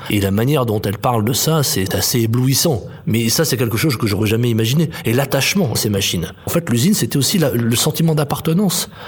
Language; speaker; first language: French; native; French